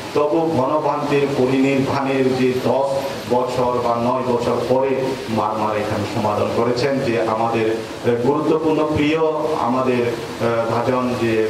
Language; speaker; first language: Bangla; non-native, local second language; Marma